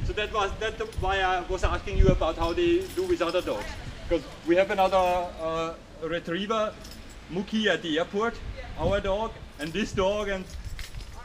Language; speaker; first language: English; non-native, fluent; German